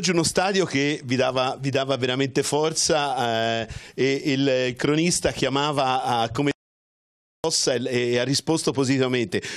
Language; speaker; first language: Italian; native; Italian